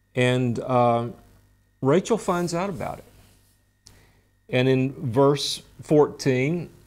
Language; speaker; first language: English; native; English